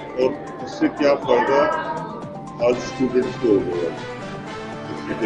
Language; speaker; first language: Hindi; native; Hindi